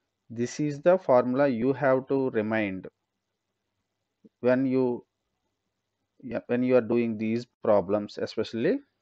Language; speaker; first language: English; non-native, local second language; Telugu